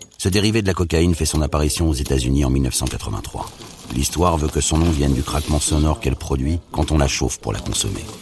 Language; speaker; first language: French; native; French